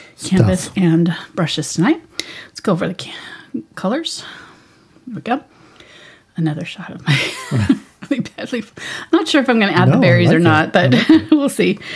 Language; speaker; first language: English; native; English